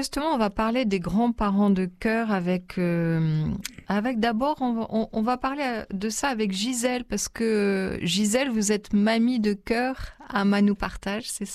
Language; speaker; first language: French; native; French